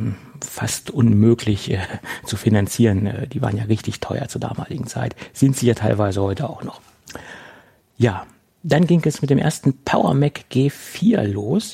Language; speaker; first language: German; native; German